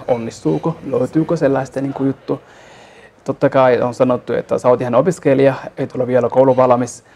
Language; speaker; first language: Finnish; non-native, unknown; Somali